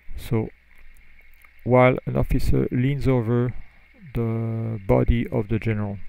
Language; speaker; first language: English; non-native, fluent; French